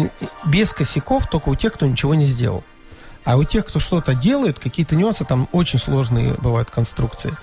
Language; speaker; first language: Russian; native; Russian